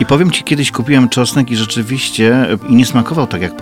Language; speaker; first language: Polish; native; Polish